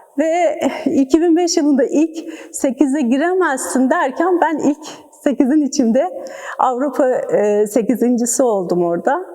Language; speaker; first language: Turkish; native; Turkish